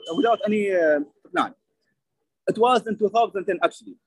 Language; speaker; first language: English; non-native, learner; Arabic